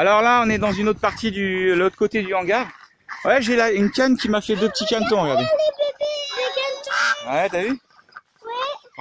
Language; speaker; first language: French; native; French